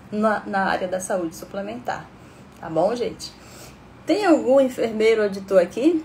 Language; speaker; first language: Portuguese; native; Portuguese